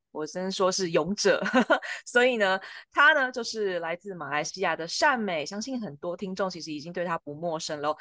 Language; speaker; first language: Chinese; native; Chinese